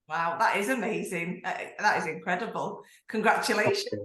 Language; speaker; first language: English; native; English